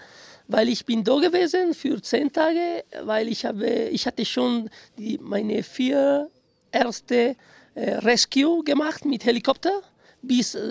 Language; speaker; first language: German; non-native, fluent; Italian